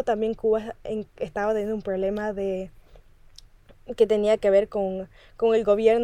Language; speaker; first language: Spanish; early bilingual, heritage; Spanish